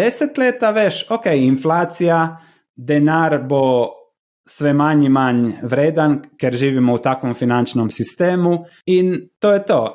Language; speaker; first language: Slovenian; non-native, learner; Croatian